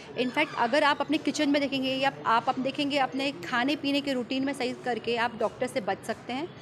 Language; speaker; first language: Hindi; native; Hindi